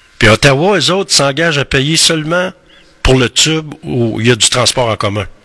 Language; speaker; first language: French; native; French